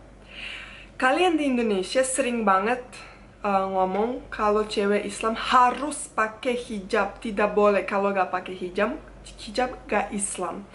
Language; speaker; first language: Indonesian; non-native, fluent; Bosnian